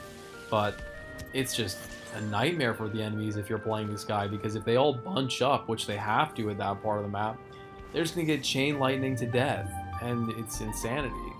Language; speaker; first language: English; native; English